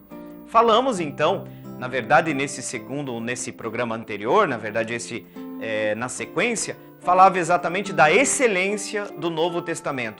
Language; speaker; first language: Portuguese; native; Portuguese